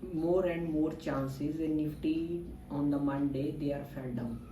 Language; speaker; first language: English; non-native, local second language; Punjabi